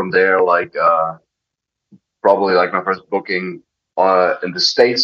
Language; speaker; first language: English; non-native, fluent; German